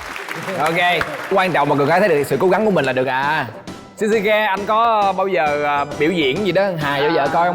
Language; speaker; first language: Vietnamese; native; Vietnamese